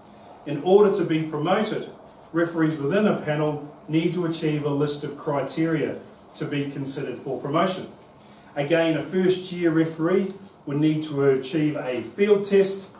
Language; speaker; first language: English; native; English